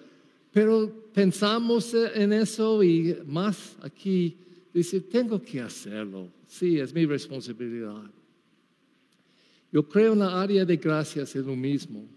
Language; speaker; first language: Spanish; non-native, learner; English